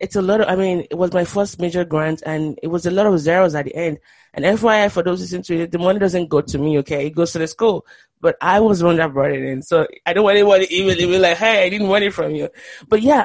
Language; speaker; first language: English; non-native, local second language; Yoruba